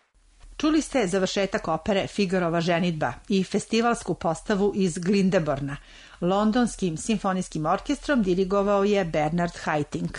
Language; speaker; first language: Serbian; native; Serbian